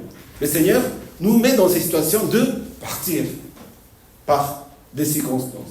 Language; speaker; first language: French; non-native, fluent; Korean